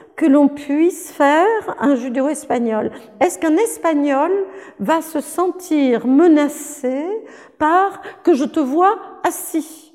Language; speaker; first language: French; native; French